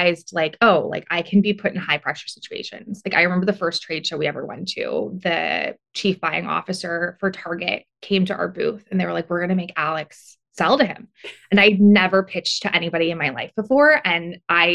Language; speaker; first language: English; native; English